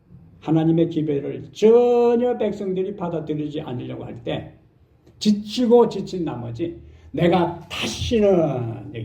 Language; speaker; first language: Korean; native; Korean